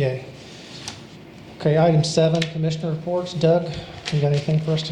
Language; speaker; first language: English; native; English